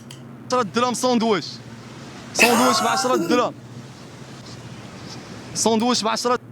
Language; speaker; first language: Arabic; native; Arabic